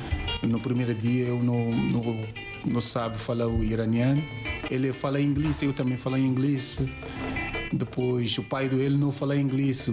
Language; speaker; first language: Portuguese; non-native, learner; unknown